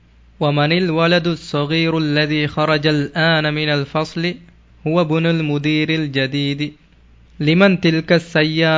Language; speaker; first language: Arabic; non-native, fluent; Divehi